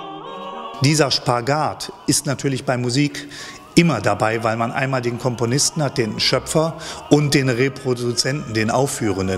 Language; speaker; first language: German; native; German